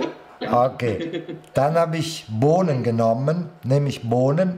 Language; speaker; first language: German; non-native, fluent; Italian